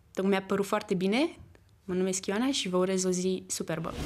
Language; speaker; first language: French; non-native, fluent; Romanian